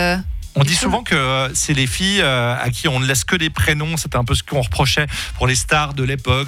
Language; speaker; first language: French; native; French